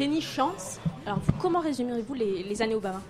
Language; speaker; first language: French; native; French